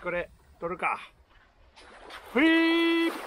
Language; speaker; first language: Japanese; non-native, fluent; English